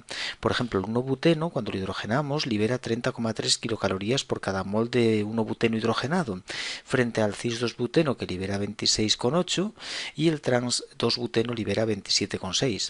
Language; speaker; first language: Spanish; native; Spanish